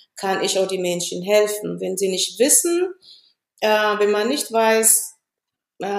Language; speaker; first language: German; non-native, fluent; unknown